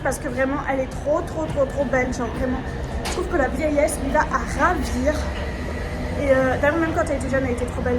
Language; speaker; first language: French; native; French